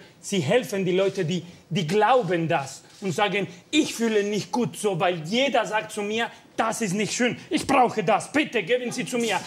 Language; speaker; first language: German; non-native, learner; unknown